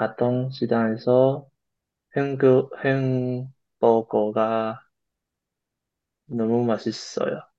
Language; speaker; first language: Korean; non-native, learner; Chinese